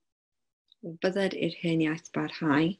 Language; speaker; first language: Welsh; non-native, local second language; English